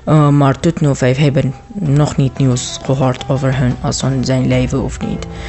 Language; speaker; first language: Dutch; non-native, learner; Arabic